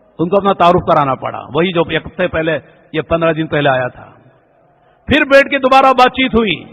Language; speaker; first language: Urdu; native; Urdu